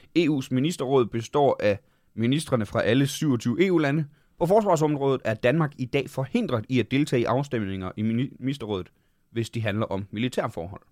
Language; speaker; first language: Danish; native; Danish